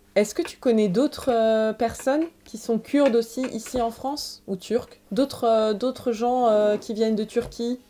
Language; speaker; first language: French; native; French